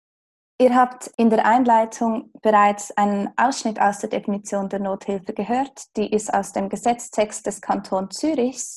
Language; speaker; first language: German; native; German